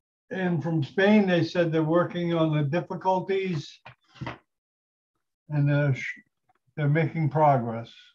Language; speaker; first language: English; native; English